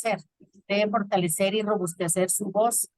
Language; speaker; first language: Spanish; native; Spanish